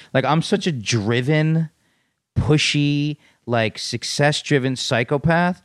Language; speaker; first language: English; native; English